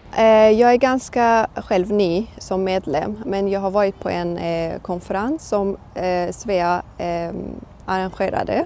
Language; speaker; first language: Swedish; non-native, fluent; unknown